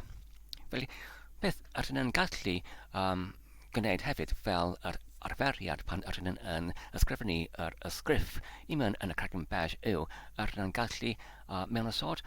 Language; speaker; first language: Welsh; non-native, learner; Polish